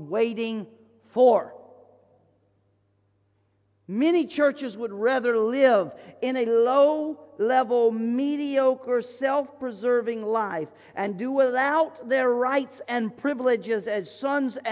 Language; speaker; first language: English; native; English